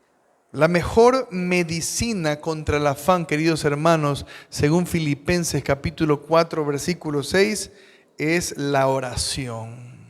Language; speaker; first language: Spanish; native; Spanish